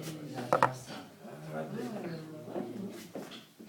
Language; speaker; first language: French; non-native, fluent; English